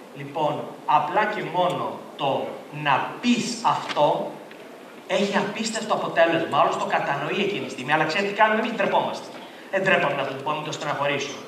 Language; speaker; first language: Greek; native; Greek